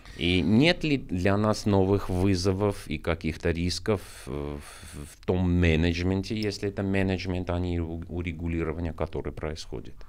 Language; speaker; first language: Russian; non-native, local second language; Armenian